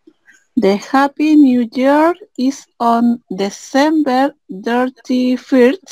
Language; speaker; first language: English; non-native, learner; Spanish